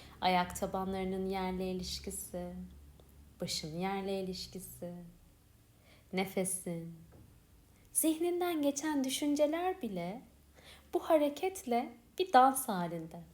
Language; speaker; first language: Turkish; native; Turkish